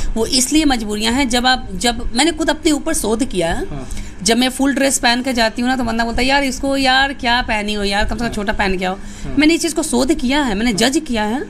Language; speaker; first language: Hindi; native; Hindi